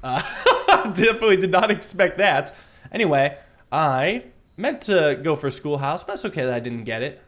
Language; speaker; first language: English; native; English